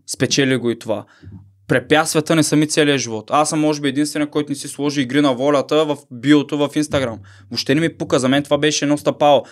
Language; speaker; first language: Bulgarian; native; Bulgarian